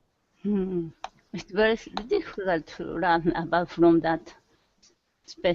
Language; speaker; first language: English; non-native, learner; Japanese